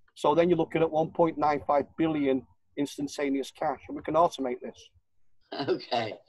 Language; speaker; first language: English; native; English